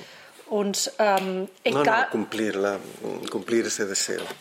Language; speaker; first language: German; non-native, learner; Spanish